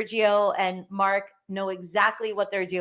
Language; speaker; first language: English; native; English